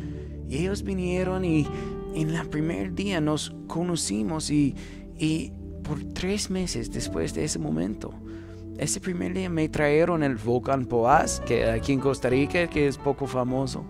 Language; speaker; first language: Spanish; non-native, fluent; English